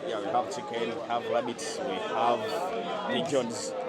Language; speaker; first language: English; non-native, local second language; Ganda